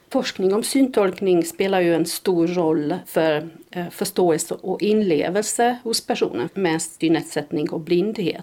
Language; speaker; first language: Swedish; non-native, fluent; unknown